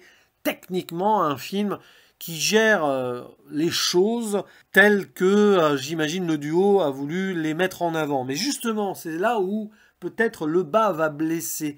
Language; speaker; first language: French; native; French